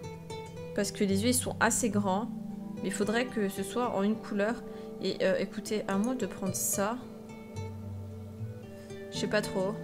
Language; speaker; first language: French; native; French